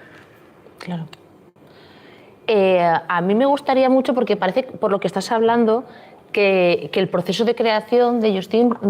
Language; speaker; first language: Spanish; native; Spanish